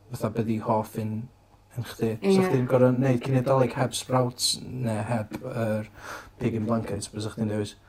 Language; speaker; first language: Welsh; native; Welsh